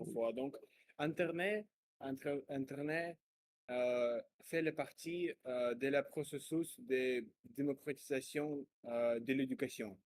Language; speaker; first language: French; non-native, learner; Russian